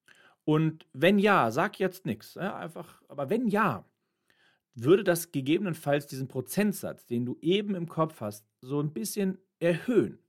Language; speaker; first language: German; native; German